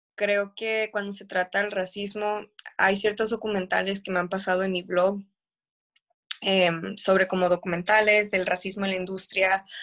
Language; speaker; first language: Spanish; early bilingual, heritage; Spanish